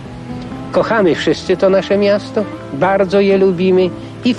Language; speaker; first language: Polish; native; Polish